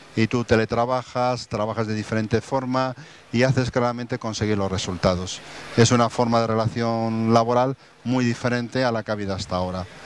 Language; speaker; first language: Spanish; native; Spanish